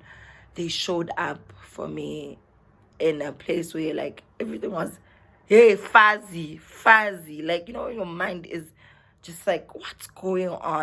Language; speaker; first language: English; non-native, local second language; Zulu